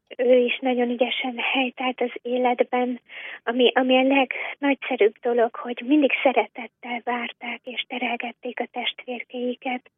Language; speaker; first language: Hungarian; native; Hungarian